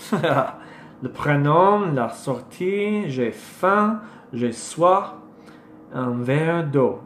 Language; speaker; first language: French; non-native, learner; English